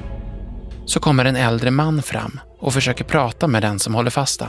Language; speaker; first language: Swedish; native; Swedish